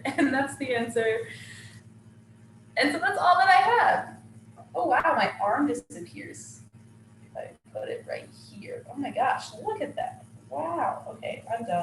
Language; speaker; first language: English; native; English